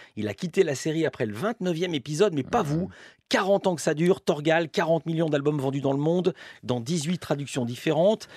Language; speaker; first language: French; native; French